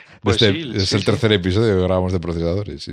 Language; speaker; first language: Spanish; native; Spanish